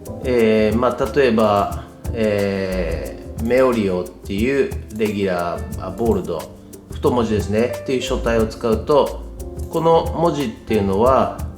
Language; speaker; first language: Japanese; native; Japanese